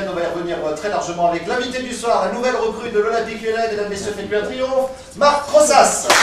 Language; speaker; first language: French; native; French